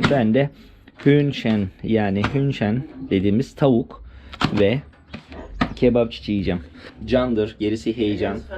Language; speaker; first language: Turkish; early bilingual, heritage; Turkish